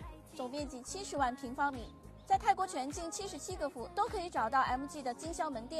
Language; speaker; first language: Chinese; native; Chinese